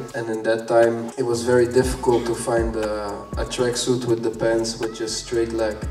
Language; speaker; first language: English; non-native, fluent; Dutch